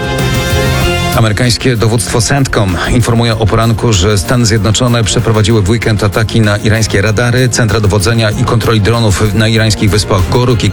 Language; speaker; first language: Polish; native; Polish